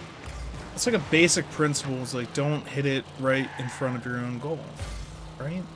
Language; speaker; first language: English; native; English